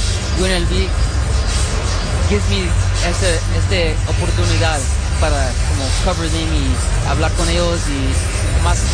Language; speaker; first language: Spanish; early bilingual, heritage; Spanish